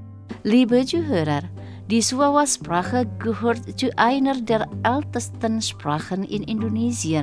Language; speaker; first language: German; non-native, fluent; Indonesian